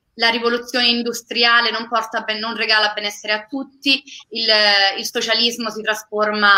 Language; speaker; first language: Italian; native; Italian